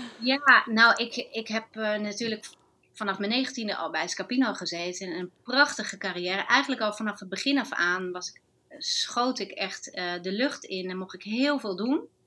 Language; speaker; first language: Dutch; non-native, fluent; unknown